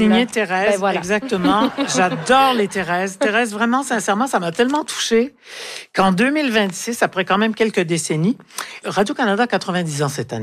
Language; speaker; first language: French; native; French